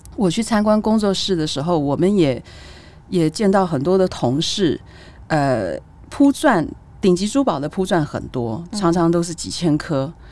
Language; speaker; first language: Chinese; native; Chinese